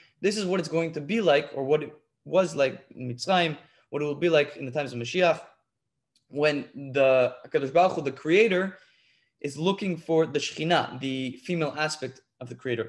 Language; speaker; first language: English; native; English